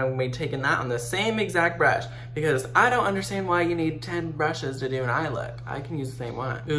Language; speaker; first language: English; native; English